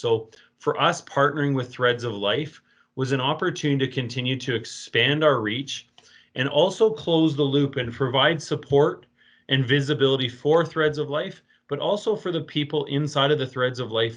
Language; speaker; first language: English; native; English